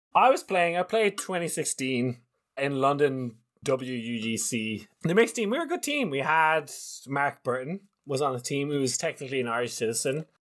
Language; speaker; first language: English; native; English